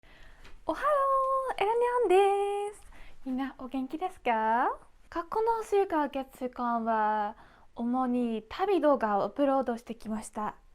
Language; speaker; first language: Japanese; non-native, fluent; Dutch